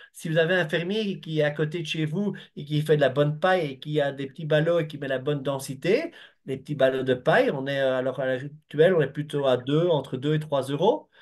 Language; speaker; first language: French; native; French